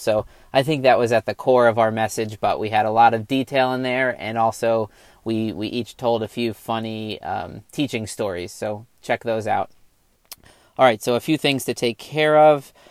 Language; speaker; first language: English; native; English